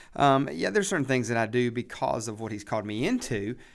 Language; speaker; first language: English; native; English